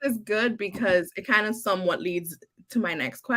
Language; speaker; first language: English; native; English